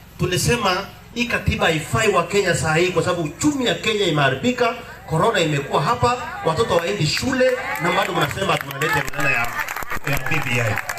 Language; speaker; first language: Swahili; non-native, local second language; Kalenjin